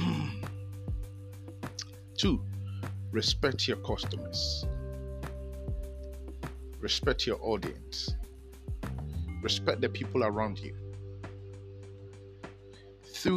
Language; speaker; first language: English; non-native, local second language; Akan